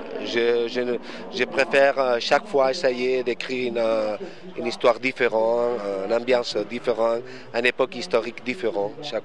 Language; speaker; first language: French; non-native, fluent; Spanish